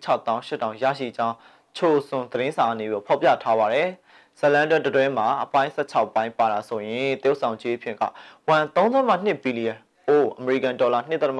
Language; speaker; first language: Burmese; native; Burmese